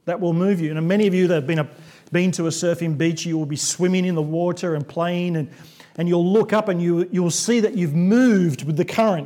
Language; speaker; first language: English; native; English